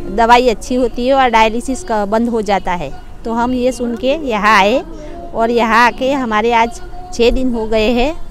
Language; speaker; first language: Hindi; non-native, local second language; Gujarati